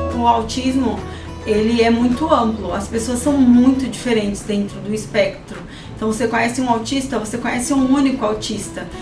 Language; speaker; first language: Portuguese; native; Portuguese